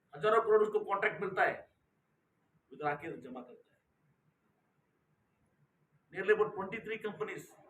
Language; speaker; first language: Hindi; non-native, local second language; Kannada